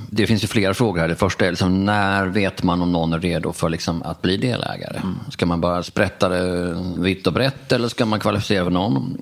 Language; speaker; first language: Swedish; native; Swedish